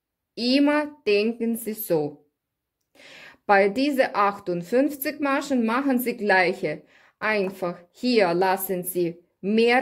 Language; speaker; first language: German; non-native, learner; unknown